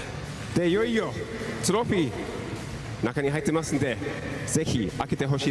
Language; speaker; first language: Japanese; native; Japanese